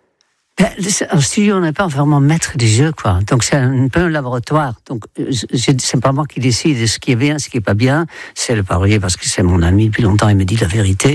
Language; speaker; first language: French; non-native, fluent; Dutch